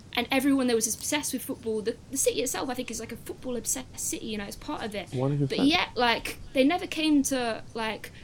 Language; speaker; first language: English; native; English